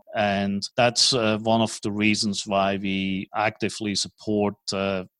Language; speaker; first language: English; non-native, fluent; German